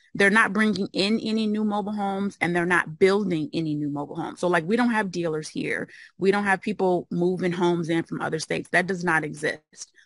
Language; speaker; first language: English; native; English